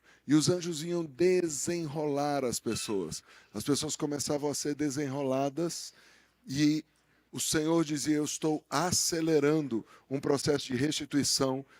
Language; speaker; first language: Portuguese; native; Portuguese